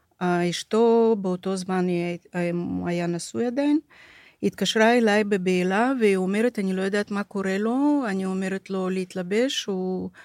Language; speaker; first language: Hebrew; non-native, fluent; Russian